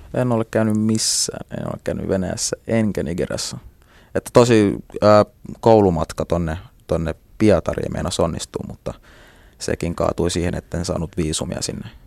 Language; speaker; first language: Finnish; early bilingual, other home language; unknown